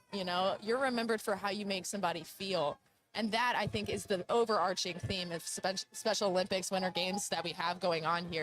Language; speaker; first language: English; native; English